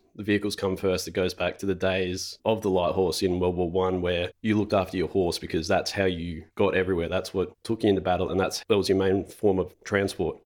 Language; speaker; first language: English; native; English